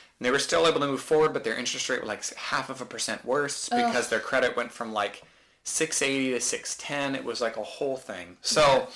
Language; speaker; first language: English; native; English